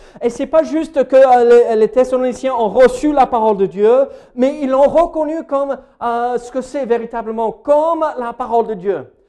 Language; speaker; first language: French; non-native, fluent; English